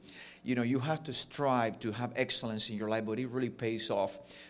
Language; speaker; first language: English; non-native, fluent; Spanish